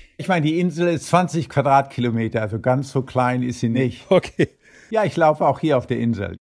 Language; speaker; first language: German; early bilingual, heritage; German